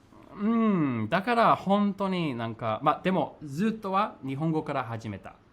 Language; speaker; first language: Japanese; non-native, fluent; English